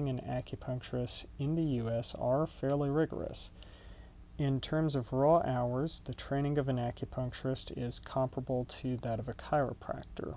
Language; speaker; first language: English; native; English